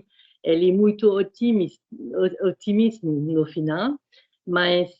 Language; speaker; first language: Portuguese; non-native, fluent; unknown